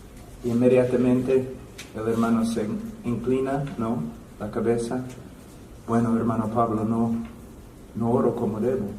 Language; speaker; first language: Spanish; non-native, fluent; English